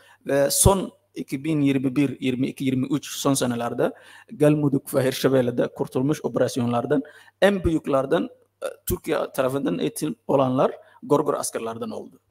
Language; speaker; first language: Turkish; non-native, fluent; Somali